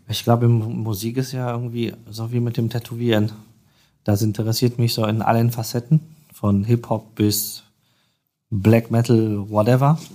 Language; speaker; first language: German; non-native, fluent; Polish